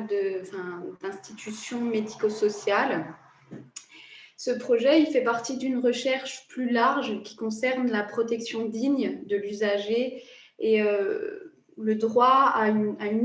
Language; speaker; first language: French; native; French